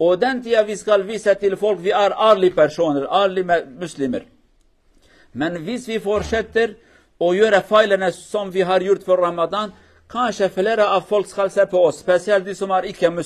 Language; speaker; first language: Norwegian; non-native, fluent; Kurdish